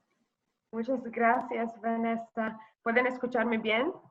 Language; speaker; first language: Spanish; non-native, fluent; English